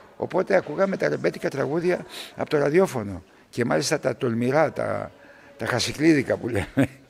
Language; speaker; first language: Greek; early bilingual, heritage; Greek